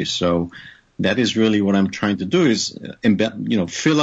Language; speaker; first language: English; non-native, fluent; Hebrew